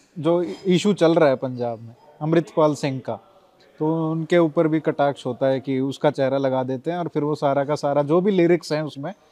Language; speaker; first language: Hindi; native; Hindi